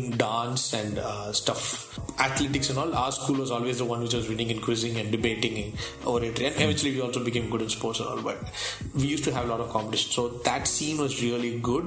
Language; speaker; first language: English; non-native, local second language; Tamil